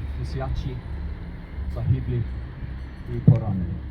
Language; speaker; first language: Ukrainian; non-native, learner; English